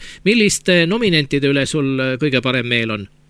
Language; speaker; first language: Estonian; native; Estonian